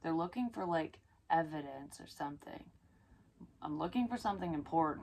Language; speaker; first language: English; native; English